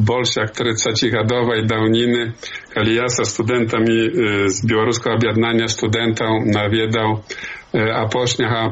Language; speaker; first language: Polish; non-native, learner; Belarusian